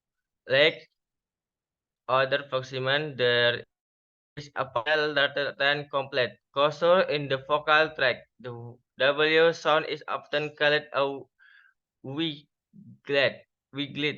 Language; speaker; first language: English; non-native, learner; Indonesian